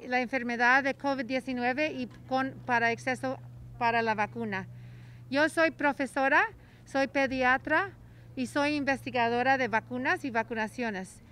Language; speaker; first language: Spanish; early bilingual, heritage; Spanish